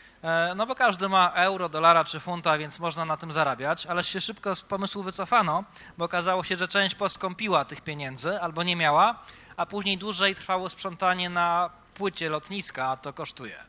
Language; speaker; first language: Polish; native; Polish